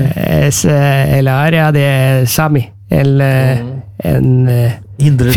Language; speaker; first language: Spanish; non-native, learner; Norwegian